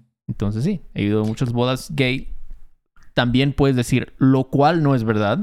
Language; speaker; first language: Spanish; native; Spanish